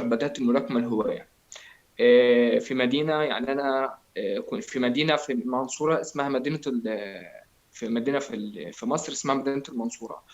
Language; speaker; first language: Arabic; native; Arabic